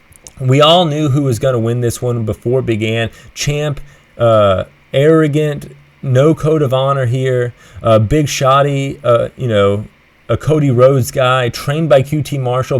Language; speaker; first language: English; native; English